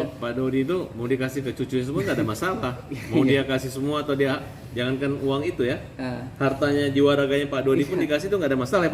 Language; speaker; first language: Indonesian; native; Indonesian